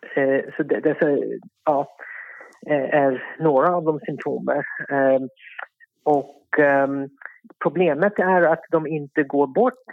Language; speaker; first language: Swedish; non-native, fluent; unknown